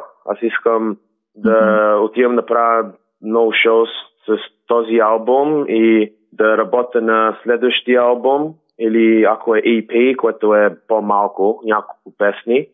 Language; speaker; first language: Bulgarian; early bilingual, heritage; Bulgarian